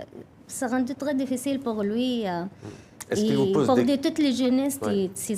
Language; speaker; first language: French; non-native, learner; Arabic